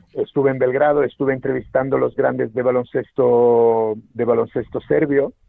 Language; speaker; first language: Spanish; non-native, fluent; Serbian